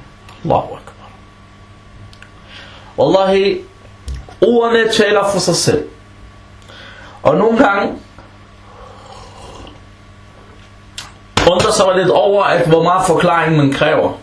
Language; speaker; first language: Danish; early bilingual, other home language; Arabic